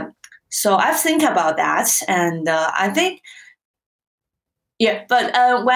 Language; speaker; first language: English; non-native, fluent; Chinese